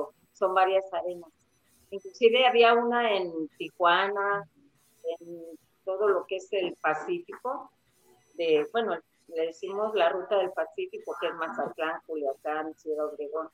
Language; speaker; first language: Spanish; native; Spanish